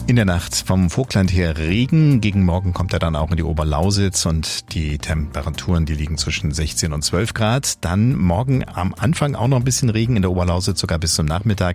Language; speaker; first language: German; native; German